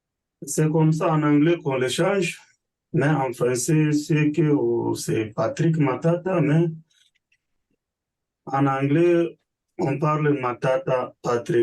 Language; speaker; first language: French; non-native, learner; Swahili